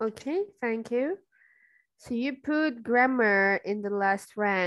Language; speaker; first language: English; non-native, fluent; Indonesian